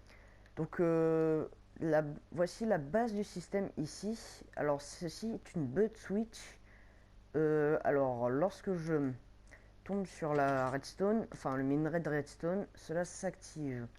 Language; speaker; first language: French; native; French